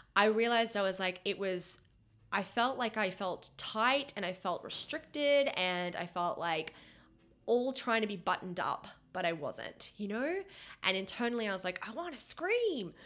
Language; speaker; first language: English; native; English